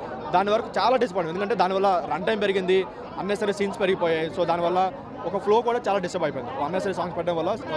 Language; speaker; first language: Telugu; native; Telugu